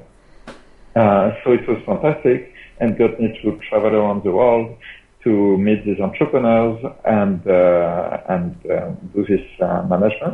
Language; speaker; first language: English; non-native, fluent; French